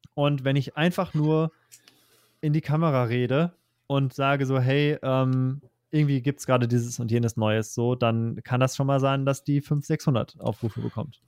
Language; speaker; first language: German; native; German